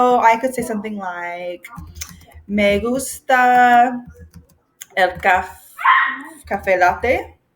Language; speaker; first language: Spanish; non-native, fluent; English